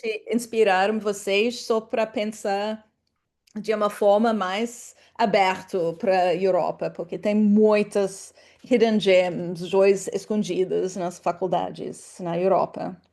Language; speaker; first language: Portuguese; non-native, fluent; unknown